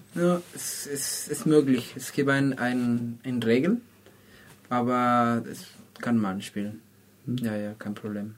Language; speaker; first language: German; non-native, learner; Spanish